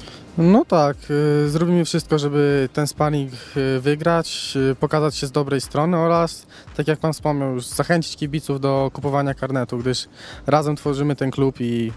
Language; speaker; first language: Polish; native; Polish